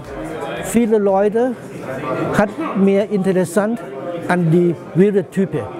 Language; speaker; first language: German; non-native, learner; Thai